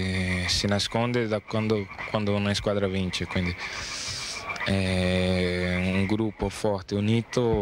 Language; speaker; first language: Italian; non-native, fluent; Portuguese